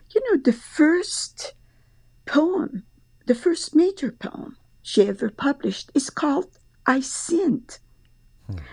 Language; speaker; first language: English; non-native, fluent; Persian